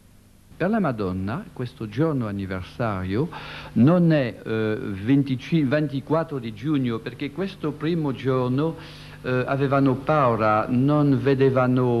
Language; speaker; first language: Italian; non-native, learner; French